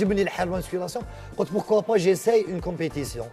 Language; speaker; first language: French; non-native, local second language; Arabic